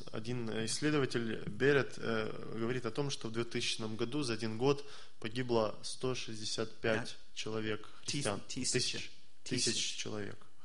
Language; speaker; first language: Russian; native; Russian